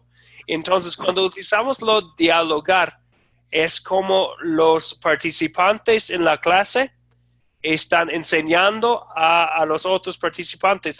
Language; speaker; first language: Spanish; non-native, fluent; English